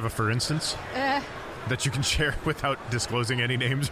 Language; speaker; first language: English; native; English